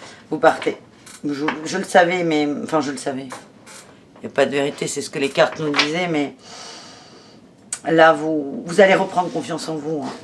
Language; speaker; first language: French; native; French